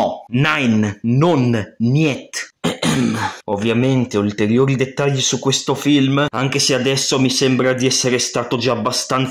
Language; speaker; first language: Italian; native; Italian